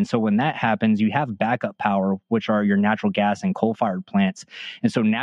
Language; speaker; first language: English; native; English